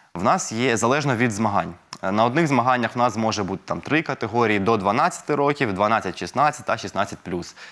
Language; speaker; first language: Ukrainian; non-native, local second language; Russian